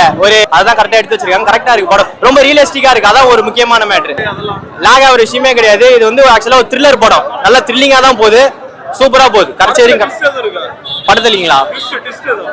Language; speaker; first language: Tamil; native; Tamil